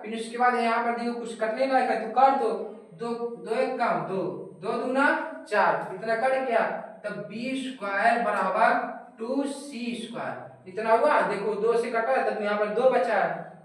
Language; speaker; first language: Hindi; native; Hindi